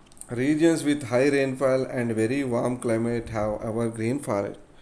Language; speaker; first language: English; non-native, local second language; Telugu